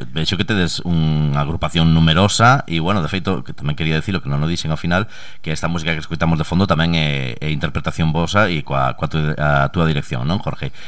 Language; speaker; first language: Galician; native; Galician